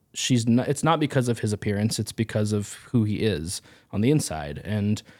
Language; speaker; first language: English; native; English